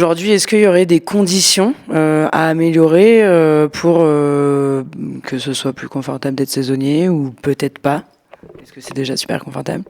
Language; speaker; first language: French; native; French